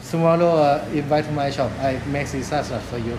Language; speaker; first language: English; non-native, learner; Thai